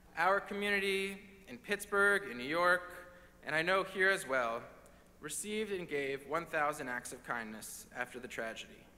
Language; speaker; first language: English; native; English